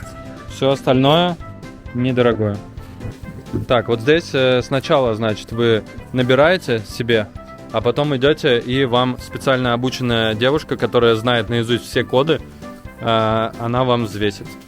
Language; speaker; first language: Russian; native; Russian